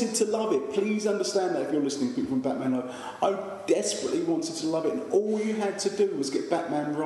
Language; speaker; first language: English; native; English